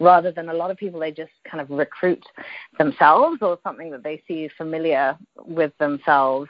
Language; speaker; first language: English; native; English